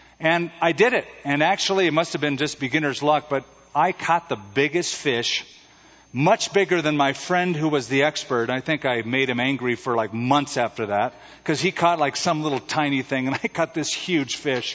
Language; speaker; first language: English; native; English